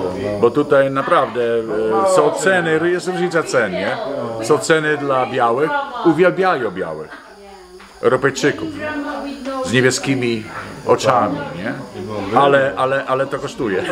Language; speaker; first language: Polish; early bilingual, heritage; Polish